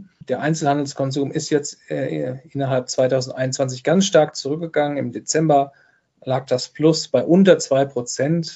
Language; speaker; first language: German; native; German